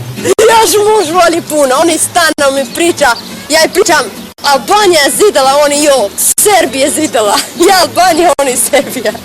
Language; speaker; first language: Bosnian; non-native, learner; Albanian